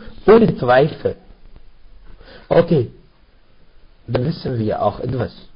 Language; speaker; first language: German; non-native, fluent; Arabic